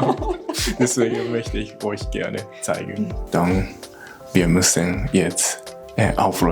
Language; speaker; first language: German; non-native, learner; Japanese